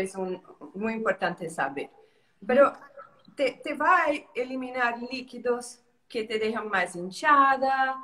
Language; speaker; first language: Spanish; non-native, learner; Portuguese